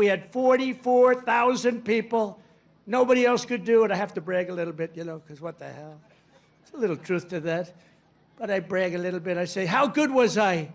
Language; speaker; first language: English; native; English